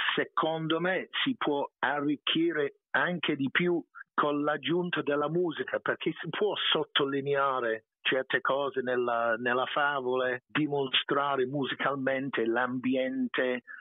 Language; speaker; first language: Italian; non-native, fluent; English